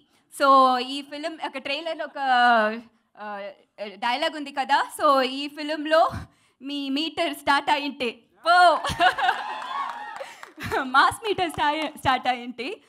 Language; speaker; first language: Telugu; non-native, learner; Tamil